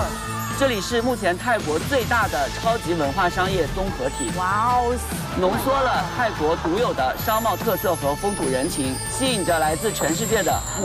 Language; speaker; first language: Chinese; native; Chinese